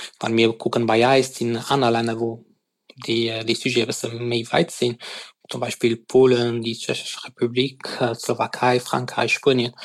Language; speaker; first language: Luxembourgish; non-native, fluent; French